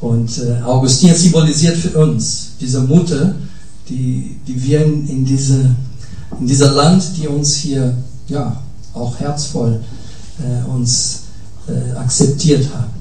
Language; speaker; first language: German; non-native, fluent; Portuguese